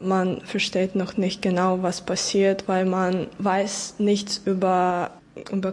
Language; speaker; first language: German; non-native, fluent; Ukrainian